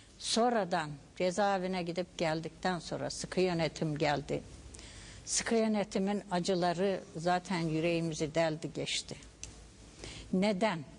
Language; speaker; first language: Turkish; non-native, local second language; Kurdish